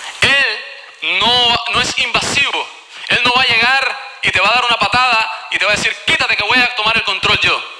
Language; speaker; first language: Spanish; native; Spanish